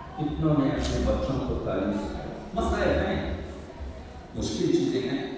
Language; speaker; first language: Urdu; native; Urdu